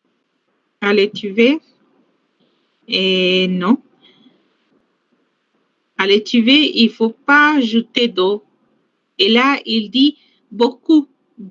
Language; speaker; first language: French; non-native, fluent; Spanish